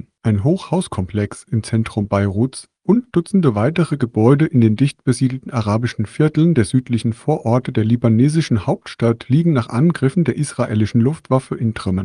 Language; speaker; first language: German; native; German